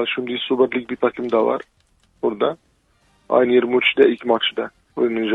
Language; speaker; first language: Turkish; non-native, learner; Arabic